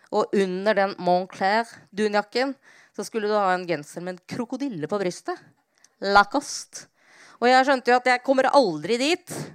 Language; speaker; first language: Norwegian; native; Norwegian